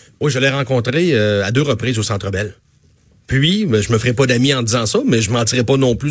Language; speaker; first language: French; native; French